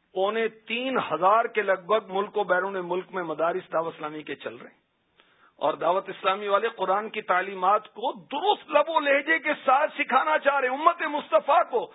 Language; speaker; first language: Urdu; native; Urdu